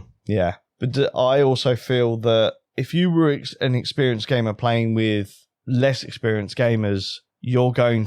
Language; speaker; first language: English; native; English